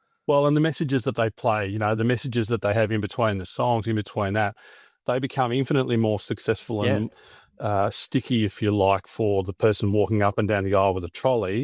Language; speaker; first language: English; native; English